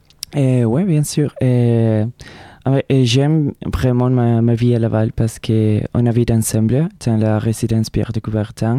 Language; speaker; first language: French; non-native, learner; Spanish